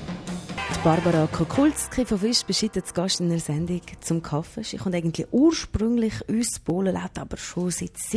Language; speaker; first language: German; native; German